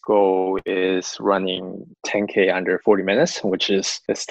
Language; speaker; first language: English; non-native, fluent; Chinese